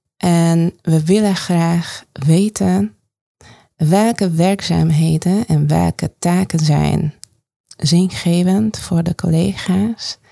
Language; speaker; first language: Dutch; non-native, fluent; Hungarian